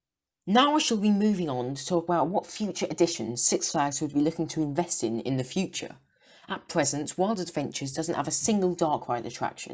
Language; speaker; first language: English; native; English